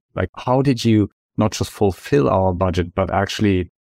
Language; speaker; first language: English; non-native, fluent; German